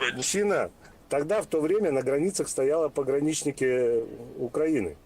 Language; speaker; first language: Russian; native; Russian